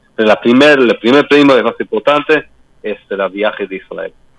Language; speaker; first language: Spanish; non-native, learner; Hebrew